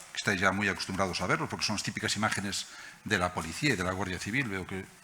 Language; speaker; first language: Spanish; native; Spanish